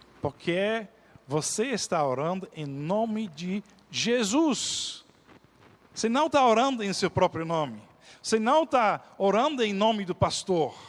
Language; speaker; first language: Portuguese; non-native, fluent; Dutch